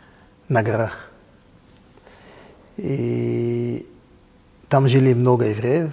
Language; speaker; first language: Russian; non-native, fluent; Hebrew